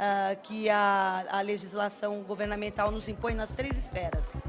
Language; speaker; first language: Portuguese; native; Portuguese